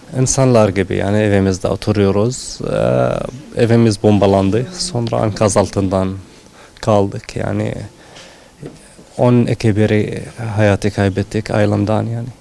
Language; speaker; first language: Turkish; non-native, learner; Arabic